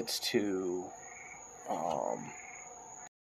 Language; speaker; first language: English; native; English